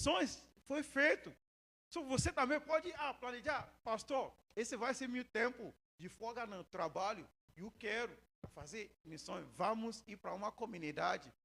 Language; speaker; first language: Portuguese; non-native, learner; Yoruba